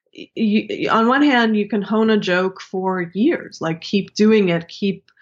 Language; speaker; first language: English; early bilingual, other home language; Hebrew